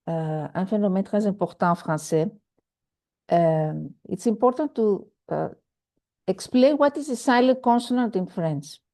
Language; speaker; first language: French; non-native, fluent; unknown